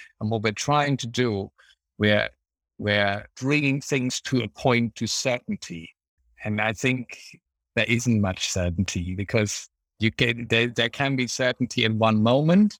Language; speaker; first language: English; non-native, fluent; German